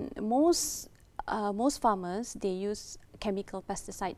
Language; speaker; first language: English; non-native, local second language; Malay